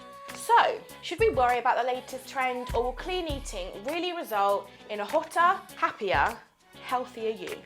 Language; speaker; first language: English; native; English